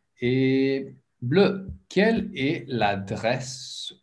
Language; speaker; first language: French; non-native, learner; English